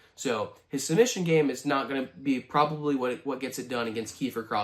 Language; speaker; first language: English; native; English